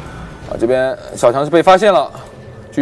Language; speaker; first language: Chinese; native; Chinese